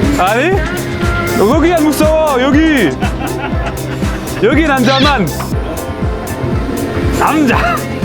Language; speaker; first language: Korean; non-native, learner; French